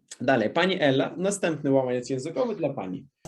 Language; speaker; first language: Polish; non-native, fluent; Russian